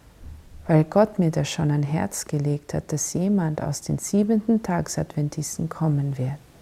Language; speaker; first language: German; non-native, fluent; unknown